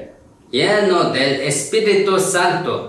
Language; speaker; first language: Spanish; non-native, learner; Korean